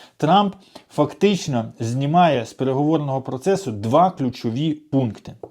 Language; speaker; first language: Ukrainian; non-native, local second language; Russian